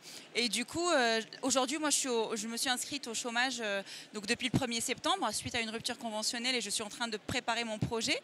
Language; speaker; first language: French; native; French